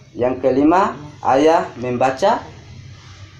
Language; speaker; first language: Indonesian; native; Indonesian